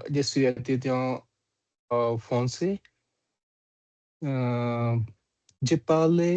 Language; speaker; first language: French; non-native, learner; Punjabi